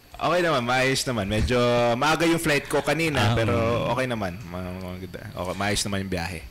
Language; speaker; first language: Filipino; native; Filipino